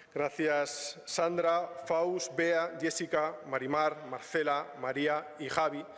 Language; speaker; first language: Spanish; native; Spanish